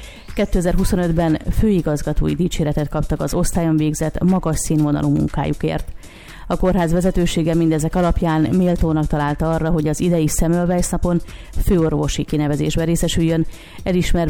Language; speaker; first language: Hungarian; native; Hungarian